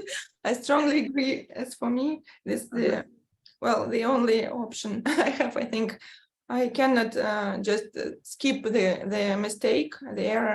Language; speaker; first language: English; non-native, fluent; Russian